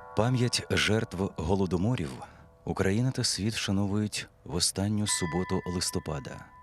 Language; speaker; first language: Ukrainian; native; Ukrainian